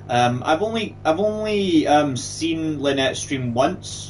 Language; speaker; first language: English; native; English